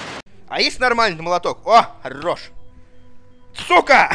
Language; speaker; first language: Russian; native; Russian